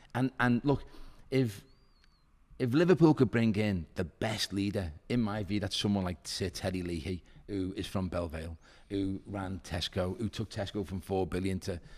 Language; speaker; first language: English; native; English